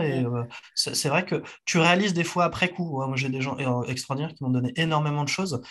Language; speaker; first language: French; native; French